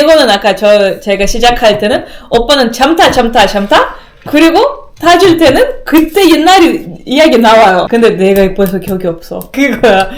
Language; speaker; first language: Korean; non-native, learner; Russian